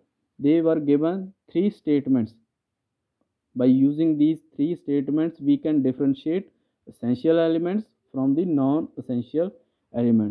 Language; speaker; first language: English; non-native, local second language; Punjabi